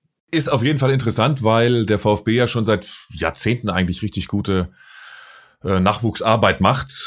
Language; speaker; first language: German; native; German